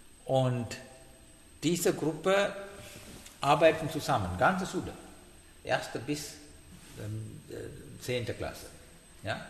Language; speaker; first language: German; non-native, learner; Sinhala